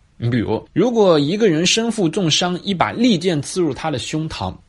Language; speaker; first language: Chinese; native; Chinese